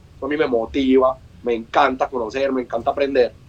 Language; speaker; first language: Spanish; native; Spanish